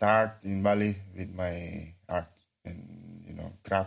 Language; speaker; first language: English; non-native, learner; Indonesian